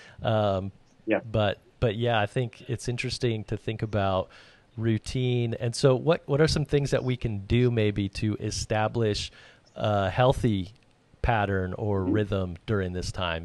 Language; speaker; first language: English; native; English